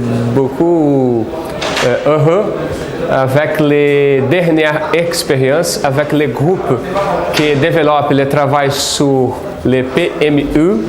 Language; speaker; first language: French; non-native, fluent; Portuguese